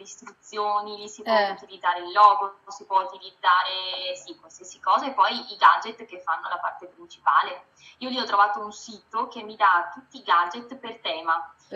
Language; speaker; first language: Italian; native; Italian